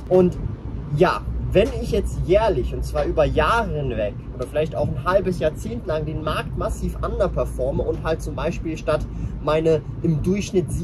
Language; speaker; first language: German; native; German